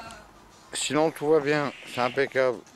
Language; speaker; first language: French; native; French